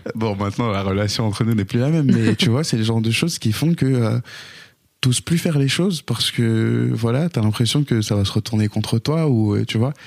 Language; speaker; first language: French; native; French